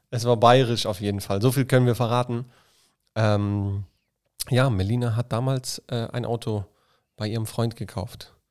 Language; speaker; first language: German; native; German